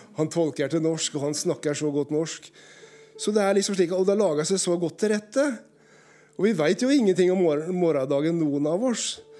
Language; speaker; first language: Norwegian; native; Norwegian